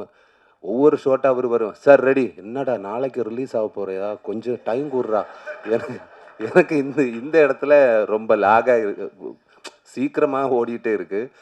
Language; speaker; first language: Tamil; non-native, learner; Malayalam